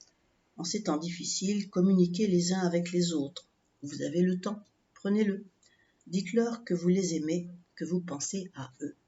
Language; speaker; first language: French; native; French